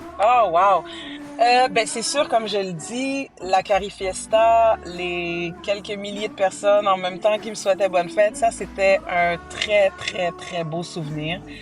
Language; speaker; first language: French; early bilingual, other home language; Haitian Creole